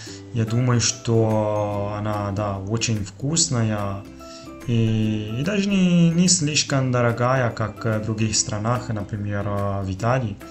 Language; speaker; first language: Russian; non-native, fluent; Italian